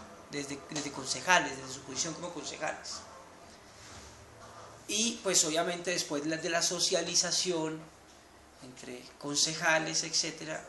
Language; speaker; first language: Spanish; native; Spanish